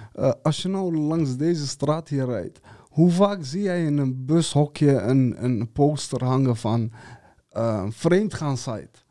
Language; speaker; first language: Dutch; early bilingual, other home language; Serbian